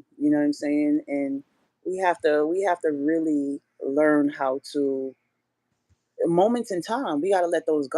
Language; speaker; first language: English; native; English